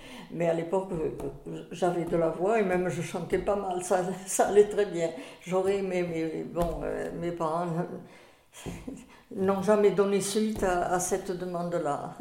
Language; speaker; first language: French; native; French